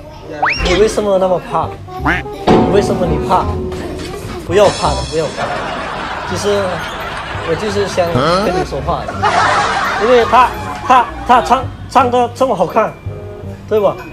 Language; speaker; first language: Chinese; non-native, fluent; Indonesian